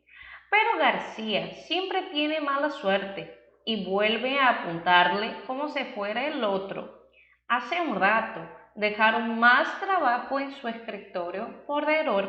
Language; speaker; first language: Spanish; non-native, fluent; Portuguese